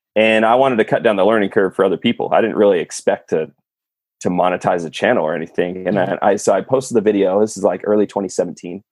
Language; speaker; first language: English; native; English